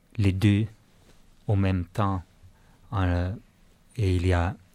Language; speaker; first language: French; non-native, fluent; Finnish